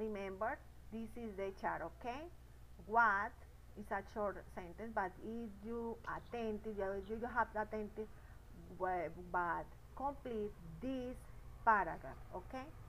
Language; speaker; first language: English; non-native, learner; Spanish